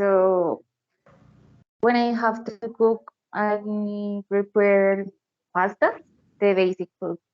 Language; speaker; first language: English; non-native, learner; Spanish